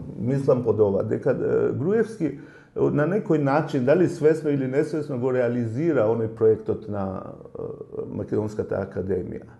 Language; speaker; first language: Macedonian; non-native, local second language; Albanian